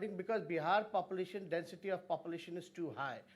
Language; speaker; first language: English; non-native, local second language; Hindi